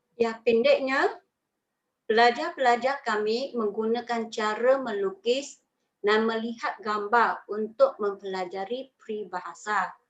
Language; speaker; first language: Malay; non-native, local second language; Chinese